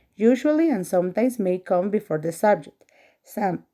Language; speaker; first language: English; non-native, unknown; Spanish